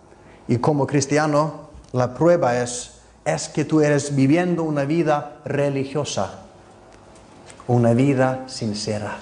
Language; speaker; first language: Spanish; non-native, fluent; Icelandic